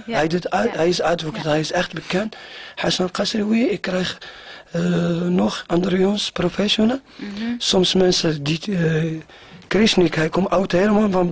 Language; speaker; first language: Dutch; non-native, learner; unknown